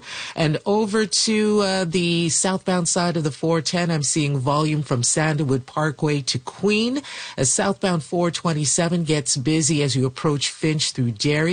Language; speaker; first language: English; native; English